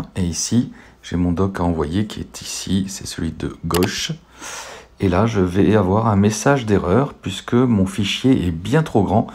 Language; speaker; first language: French; native; French